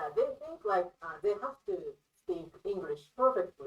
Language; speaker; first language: English; non-native, fluent; Japanese